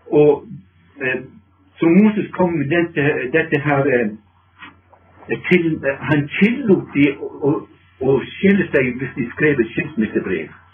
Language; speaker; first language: Norwegian; non-native, fluent; English